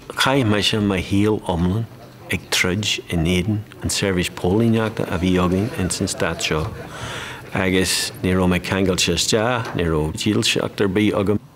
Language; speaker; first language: Irish; non-native, local second language; English